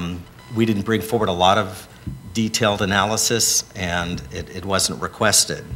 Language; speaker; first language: English; native; English